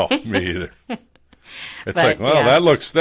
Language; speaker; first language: English; native; English